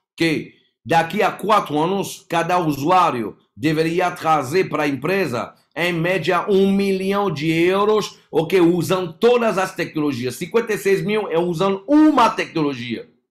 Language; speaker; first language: Portuguese; non-native, fluent; French